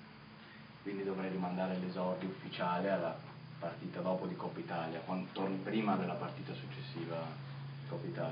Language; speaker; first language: Italian; native; Italian